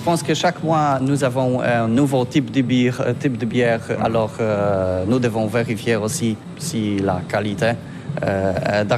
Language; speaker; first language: French; non-native, learner; Polish